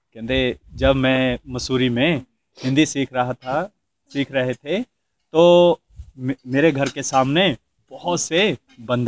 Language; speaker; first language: Hindi; native; Hindi